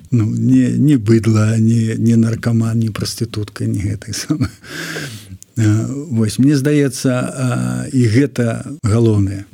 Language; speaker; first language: Belarusian; non-native, local second language; Russian